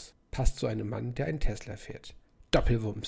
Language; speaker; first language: German; native; German